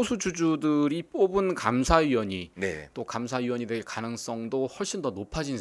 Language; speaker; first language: Korean; native; Korean